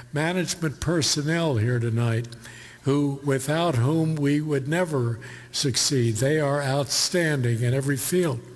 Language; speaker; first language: English; native; English